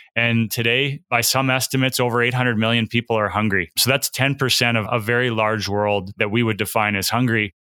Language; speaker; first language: English; native; English